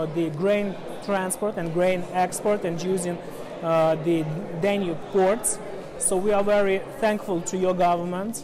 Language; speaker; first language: English; non-native, fluent; Ukrainian